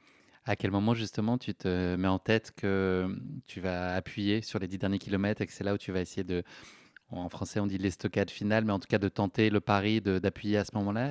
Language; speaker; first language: French; native; French